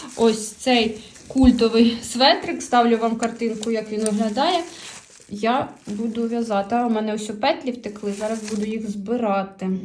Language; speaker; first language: Ukrainian; native; Ukrainian